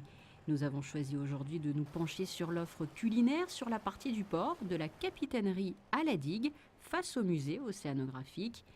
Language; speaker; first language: French; native; French